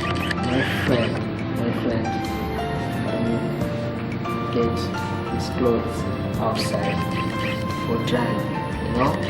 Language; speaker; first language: English; non-native, local second language; Swahili